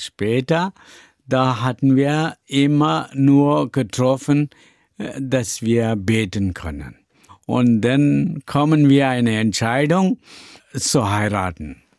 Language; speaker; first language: German; non-native, learner; Tamil